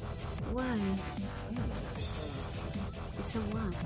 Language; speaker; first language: English; non-native, local second language; Filipino